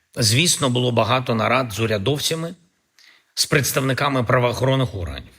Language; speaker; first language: Ukrainian; native; Ukrainian